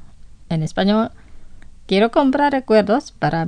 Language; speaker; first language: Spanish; non-native, fluent; Indonesian